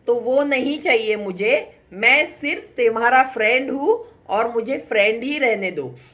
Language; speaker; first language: Hindi; non-native, local second language; Marathi